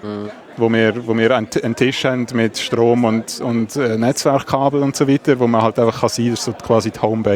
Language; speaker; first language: German; native; German